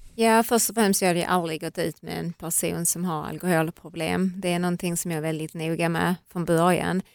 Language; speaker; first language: Swedish; native; Swedish